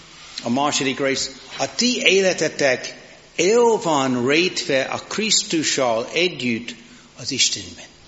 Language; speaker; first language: Hungarian; non-native, fluent; English